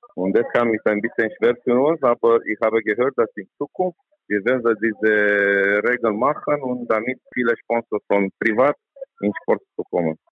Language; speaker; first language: German; non-native, learner; Romanian